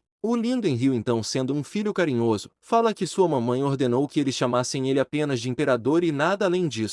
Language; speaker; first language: Portuguese; native; Portuguese